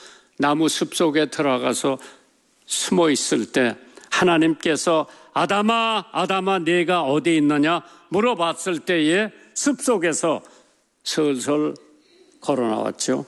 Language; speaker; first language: Korean; native; Korean